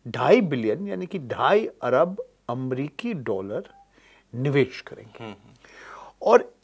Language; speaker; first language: Hindi; native; Hindi